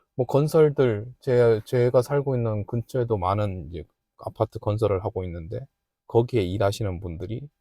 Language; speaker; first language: Korean; native; Korean